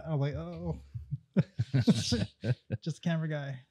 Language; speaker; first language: English; native; English